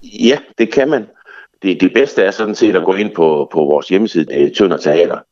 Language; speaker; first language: Danish; native; Danish